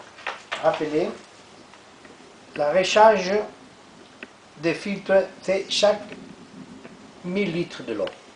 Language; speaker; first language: French; non-native, learner; Italian